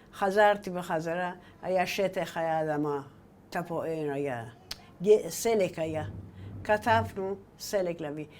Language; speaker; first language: Hebrew; non-native, learner; Persian